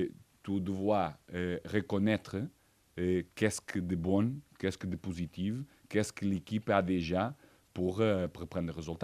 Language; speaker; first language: French; non-native, fluent; Portuguese